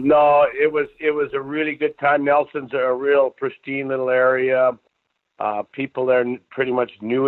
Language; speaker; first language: English; native; English